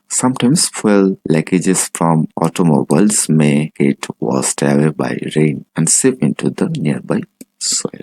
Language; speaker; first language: English; non-native, local second language; Bangla